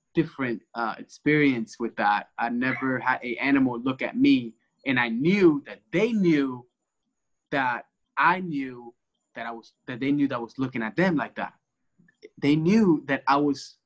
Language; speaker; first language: English; early bilingual, other home language; Spanish